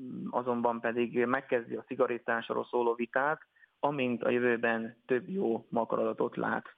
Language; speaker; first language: Hungarian; native; Hungarian